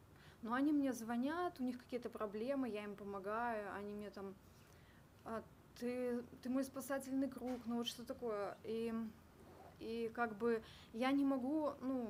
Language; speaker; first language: Russian; native; Russian